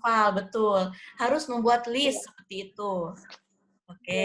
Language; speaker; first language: Indonesian; native; Indonesian